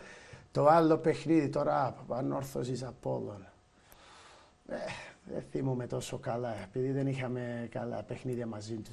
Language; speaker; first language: Greek; non-native, fluent; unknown